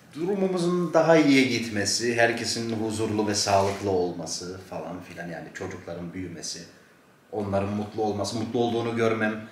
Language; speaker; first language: Turkish; native; Turkish